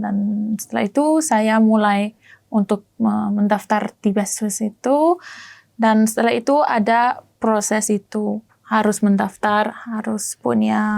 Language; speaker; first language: Indonesian; non-native, learner; German